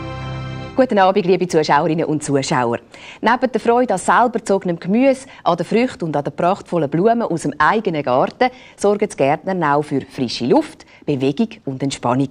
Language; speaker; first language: German; native; German